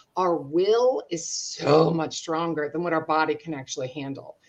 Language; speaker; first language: English; native; English